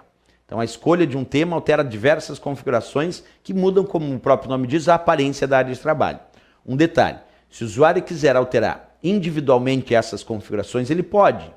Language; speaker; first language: Portuguese; native; Portuguese